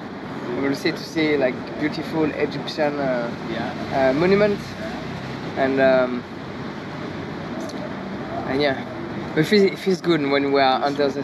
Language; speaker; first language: English; non-native, learner; French